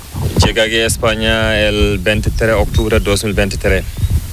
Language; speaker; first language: Spanish; non-native, learner; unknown